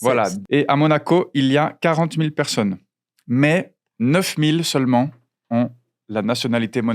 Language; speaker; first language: French; non-native, fluent; Portuguese